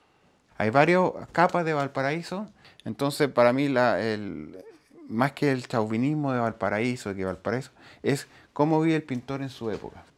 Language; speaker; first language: Spanish; native; Spanish